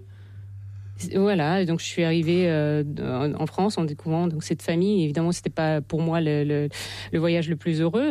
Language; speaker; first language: French; non-native, fluent; Russian